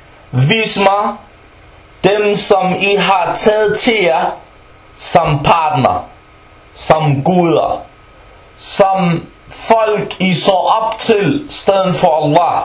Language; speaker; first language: Danish; non-native, fluent; Arabic